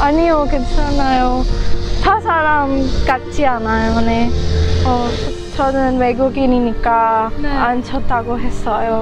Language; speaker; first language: Korean; non-native, learner; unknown